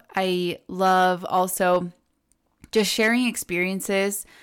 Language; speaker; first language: English; early bilingual, other home language; Spanish